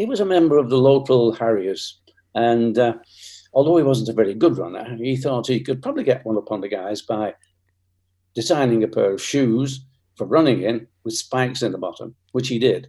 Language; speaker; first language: English; native; English